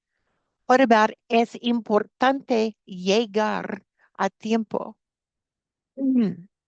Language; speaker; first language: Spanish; non-native, fluent; English